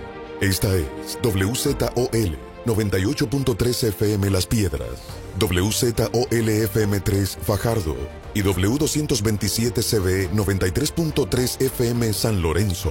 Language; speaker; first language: Spanish; native; Spanish